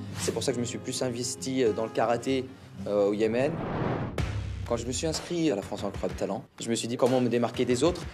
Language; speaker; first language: French; non-native, fluent; Arabic